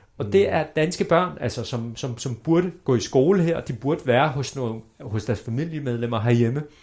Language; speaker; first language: Danish; early bilingual, other home language; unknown